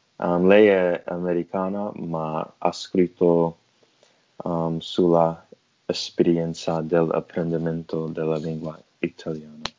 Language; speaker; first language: Italian; non-native, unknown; English